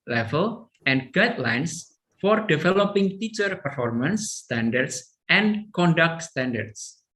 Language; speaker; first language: English; non-native, fluent; Indonesian